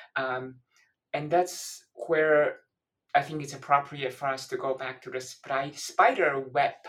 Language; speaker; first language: English; non-native, fluent; Chinese